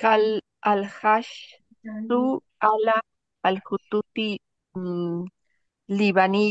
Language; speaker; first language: Arabic; non-native, learner; Spanish